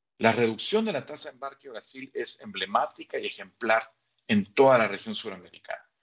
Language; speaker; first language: Spanish; native; Spanish